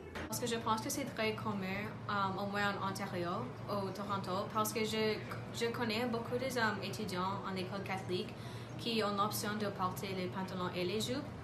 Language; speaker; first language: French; non-native, learner; English